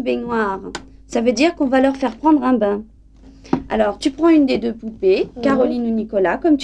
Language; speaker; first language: French; native; French